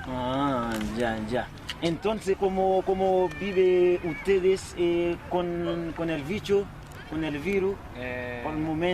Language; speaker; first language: Spanish; non-native, learner; Haitian Creole